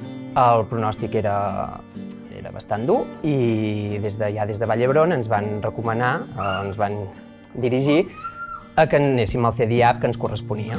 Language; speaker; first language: Catalan; native; Catalan